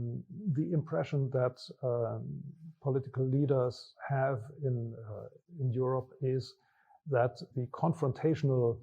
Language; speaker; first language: English; non-native, fluent; German